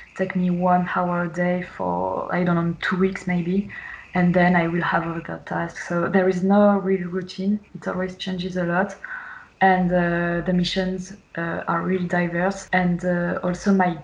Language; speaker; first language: English; non-native, fluent; French